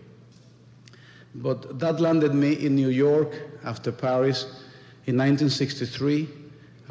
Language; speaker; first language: English; non-native, fluent; Spanish